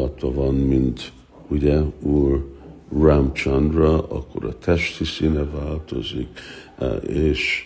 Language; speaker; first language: Hungarian; early bilingual, heritage; Hungarian